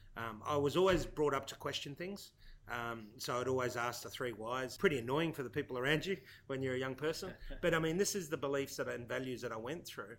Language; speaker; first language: English; native; English